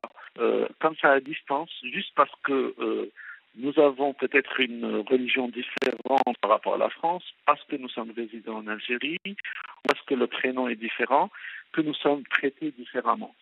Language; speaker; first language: French; non-native, local second language; Arabic